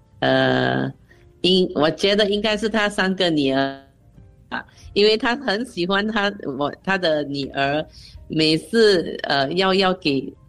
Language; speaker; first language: Chinese; non-native, local second language; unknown